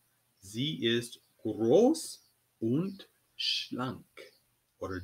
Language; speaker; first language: German; non-native, fluent; English